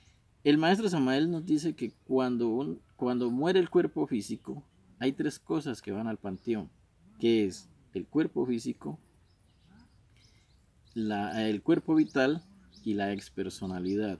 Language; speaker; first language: Spanish; native; Spanish